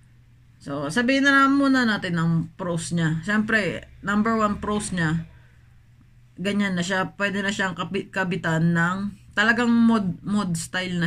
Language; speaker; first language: Filipino; native; Filipino